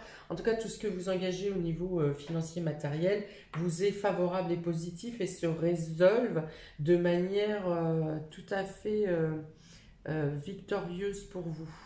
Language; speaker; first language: French; native; French